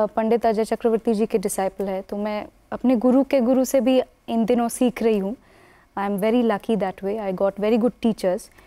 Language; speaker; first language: Hindi; non-native, local second language; Bangla